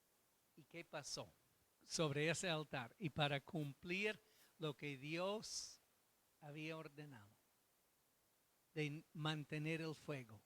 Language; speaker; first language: Spanish; non-native, fluent; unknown